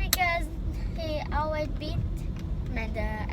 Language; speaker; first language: English; non-native, learner; Vietnamese